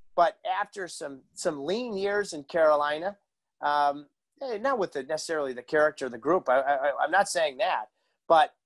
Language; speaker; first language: English; native; English